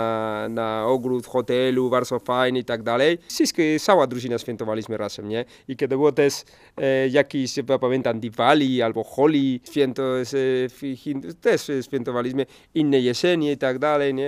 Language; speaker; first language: Polish; non-native, learner; Spanish